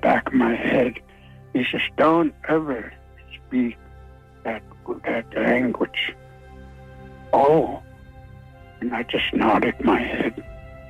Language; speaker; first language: English; non-native, fluent; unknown